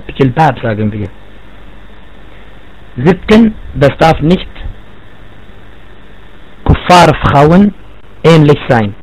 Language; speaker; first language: German; non-native, fluent; Arabic